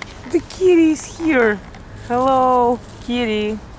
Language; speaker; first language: English; non-native, fluent; Russian